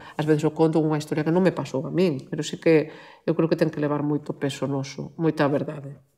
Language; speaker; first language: Galician; non-native, local second language; Spanish